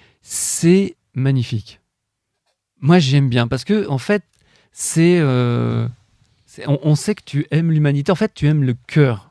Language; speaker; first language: French; native; French